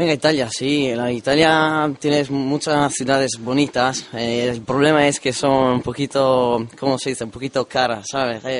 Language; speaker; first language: Spanish; non-native, learner; Italian